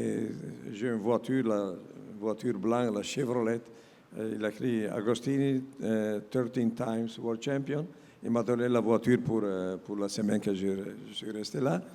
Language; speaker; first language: French; non-native, learner; Italian